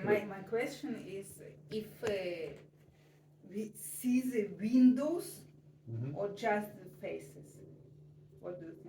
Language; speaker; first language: English; non-native, learner; Russian